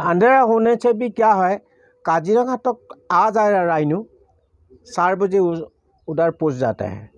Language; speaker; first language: Hindi; non-native, local second language; Assamese